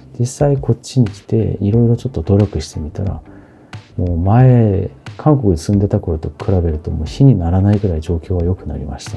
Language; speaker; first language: Japanese; non-native, fluent; Korean